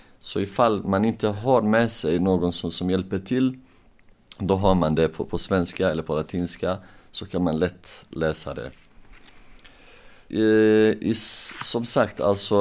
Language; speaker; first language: Swedish; non-native, local second language; Bosnian